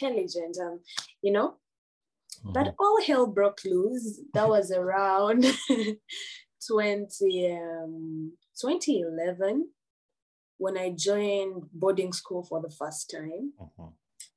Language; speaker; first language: English; non-native, local second language; Ganda